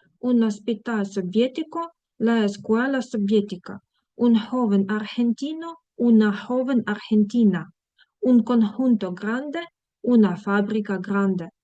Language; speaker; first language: Spanish; non-native, fluent; Ukrainian